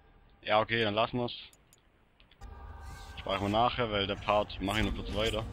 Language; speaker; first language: German; native; German